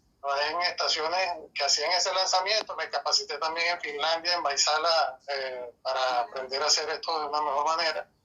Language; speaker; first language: Spanish; native; Spanish